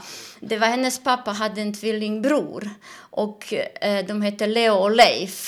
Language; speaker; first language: Swedish; non-native, fluent; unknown